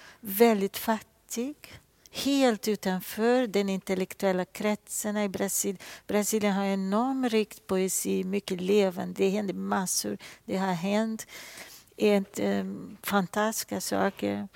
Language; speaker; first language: Swedish; non-native, fluent; Portuguese